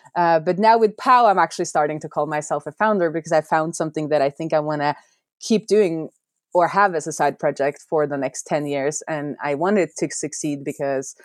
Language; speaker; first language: English; non-native, fluent; Norwegian